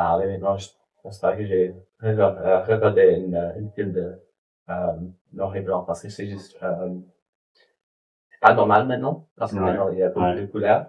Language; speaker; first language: French; non-native, local second language; English